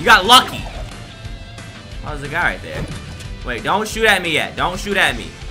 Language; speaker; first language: English; native; English